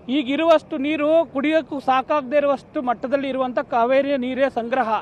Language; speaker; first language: Kannada; native; Kannada